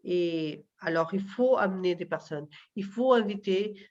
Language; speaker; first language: French; non-native, fluent; Portuguese